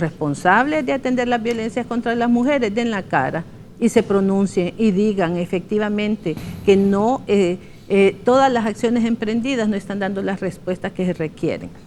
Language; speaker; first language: Spanish; native; Spanish